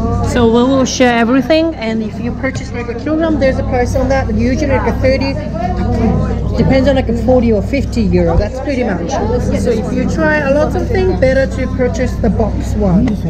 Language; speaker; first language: English; non-native, fluent; Japanese